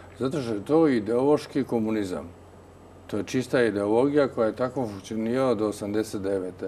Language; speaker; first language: Croatian; native; Croatian